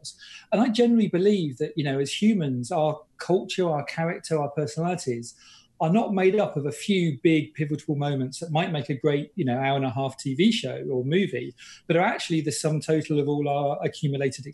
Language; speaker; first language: English; native; English